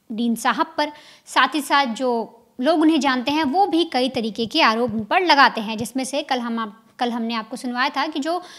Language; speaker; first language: Hindi; native; Hindi